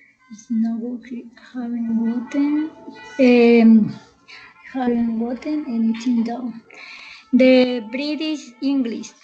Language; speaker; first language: English; non-native, learner; Spanish